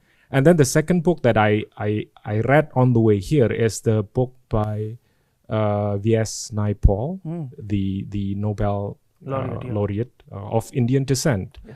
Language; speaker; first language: English; non-native, fluent; Indonesian